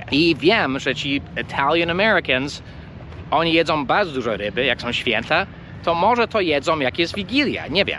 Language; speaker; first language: Polish; early bilingual, heritage; English